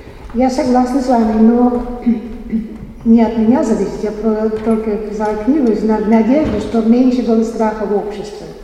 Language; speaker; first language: Russian; non-native, fluent; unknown